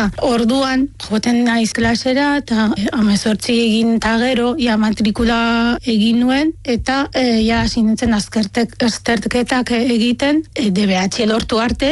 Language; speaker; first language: Basque; non-native, fluent; Arabic